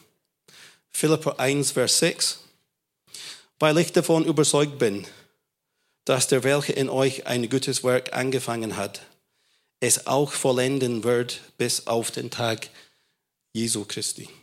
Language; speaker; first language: German; non-native, fluent; English